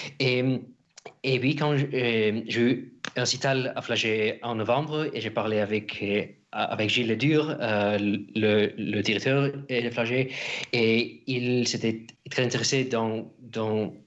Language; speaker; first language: French; non-native, fluent; Russian